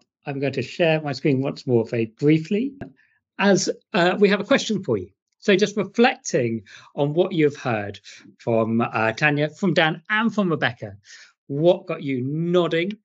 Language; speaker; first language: English; native; English